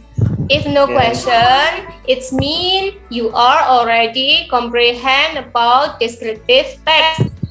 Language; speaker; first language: English; non-native, learner; Indonesian